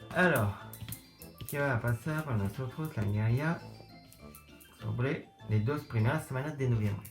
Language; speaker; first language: Spanish; non-native, learner; French